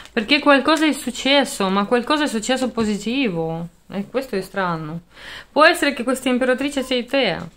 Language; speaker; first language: Italian; non-native, fluent; Russian